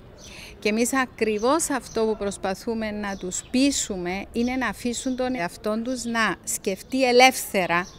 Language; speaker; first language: Greek; native; Greek